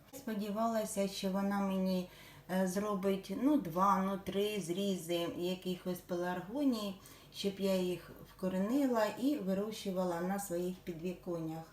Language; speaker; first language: Ukrainian; native; Ukrainian